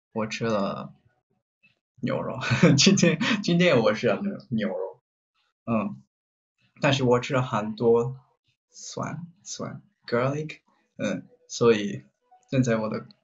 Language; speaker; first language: Chinese; non-native, learner; Japanese